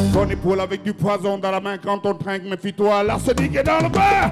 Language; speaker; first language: French; non-native, local second language; Wolof